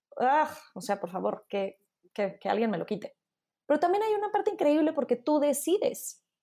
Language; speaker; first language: Spanish; native; Spanish